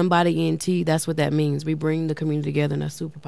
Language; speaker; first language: English; native; English